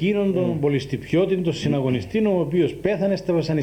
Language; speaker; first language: Greek; native; Greek